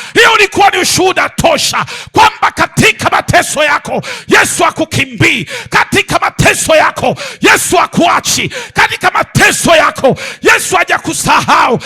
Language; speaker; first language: Swahili; native; Swahili